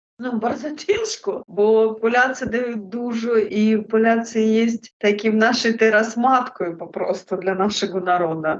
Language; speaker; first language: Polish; non-native, learner; Russian